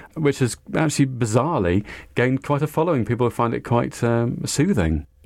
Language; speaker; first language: English; native; English